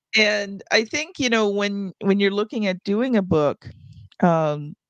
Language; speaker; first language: English; native; English